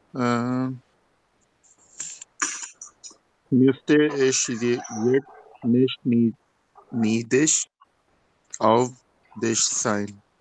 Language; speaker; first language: German; non-native, learner; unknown